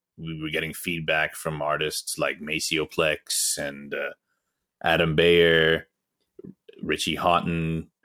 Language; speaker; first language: English; native; English